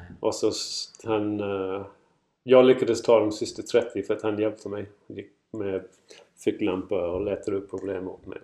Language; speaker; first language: Swedish; non-native, fluent; English